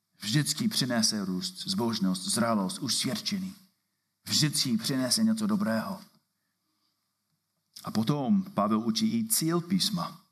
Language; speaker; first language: Czech; non-native, fluent; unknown